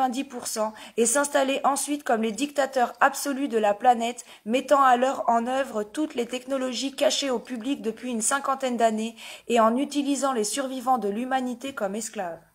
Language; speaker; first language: French; native; French